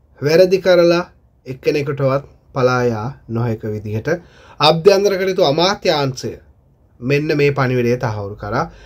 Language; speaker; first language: Sinhala; non-native, local second language; Tamil